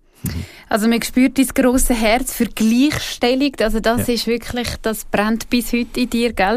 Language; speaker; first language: German; native; German